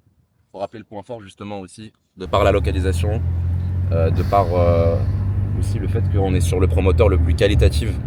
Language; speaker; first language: French; native; French